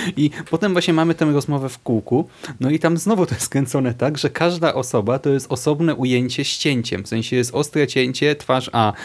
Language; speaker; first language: Polish; native; Polish